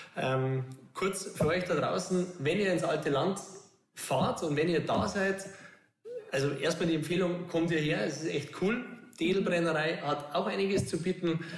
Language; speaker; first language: German; native; German